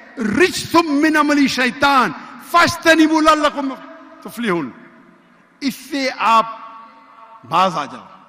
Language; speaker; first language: Urdu; non-native, local second language; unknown